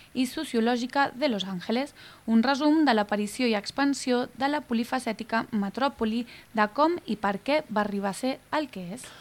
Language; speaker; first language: Catalan; native; Catalan